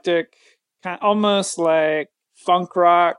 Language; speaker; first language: English; native; English